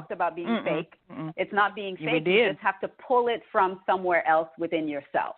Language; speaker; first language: English; native; English